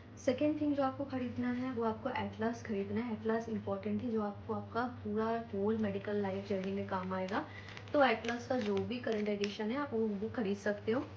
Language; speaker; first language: Hindi; native; Hindi